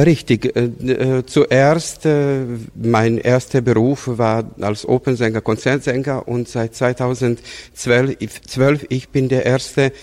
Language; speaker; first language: German; non-native, fluent; Serbian